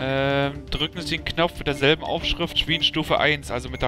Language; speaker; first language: German; native; German